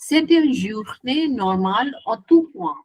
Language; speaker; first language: French; non-native, learner; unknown